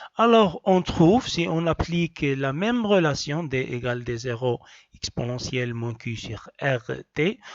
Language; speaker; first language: French; non-native, local second language; Arabic